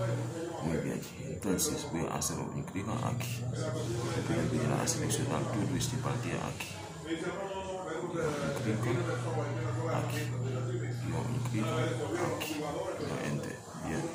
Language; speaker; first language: Spanish; non-native, learner; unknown